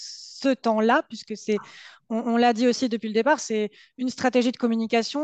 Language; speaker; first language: French; native; French